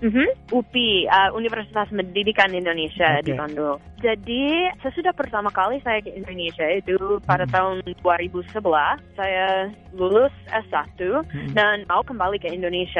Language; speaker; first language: Indonesian; non-native, fluent; English